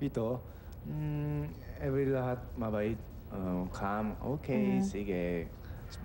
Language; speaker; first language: Filipino; non-native, learner; Japanese